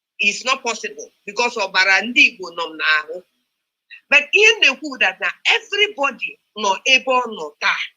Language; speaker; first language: Igbo; non-native, local second language; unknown